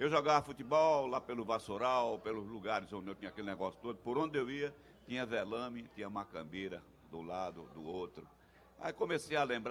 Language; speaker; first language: Portuguese; native; Portuguese